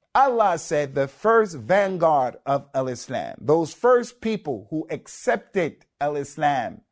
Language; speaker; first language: English; native; English